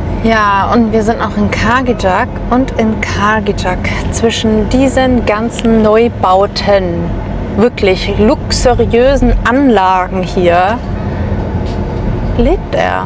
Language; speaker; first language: German; native; German